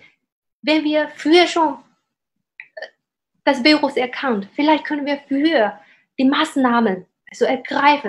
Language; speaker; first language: German; non-native, fluent; Chinese